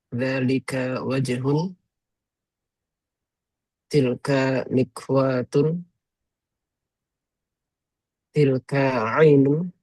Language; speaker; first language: Arabic; non-native, learner; Indonesian